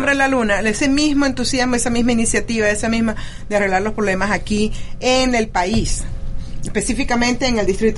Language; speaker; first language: Spanish; native; Spanish